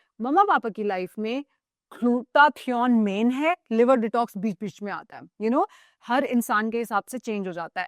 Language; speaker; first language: Hindi; native; Hindi